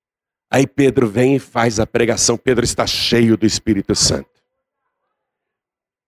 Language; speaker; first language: Portuguese; native; Portuguese